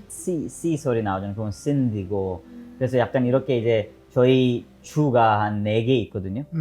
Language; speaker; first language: Korean; non-native, fluent; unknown